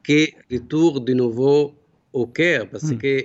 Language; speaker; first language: French; non-native, learner; Arabic